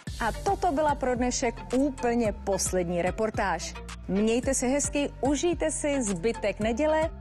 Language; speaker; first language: Czech; native; Czech